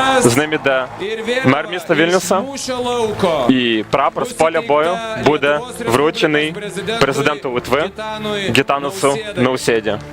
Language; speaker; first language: Ukrainian; native; Ukrainian